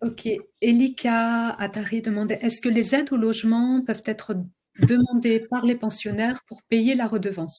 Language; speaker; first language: French; native; French